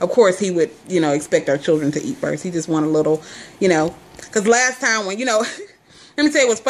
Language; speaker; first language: English; native; English